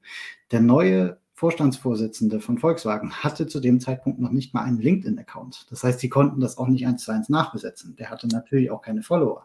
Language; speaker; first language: German; native; German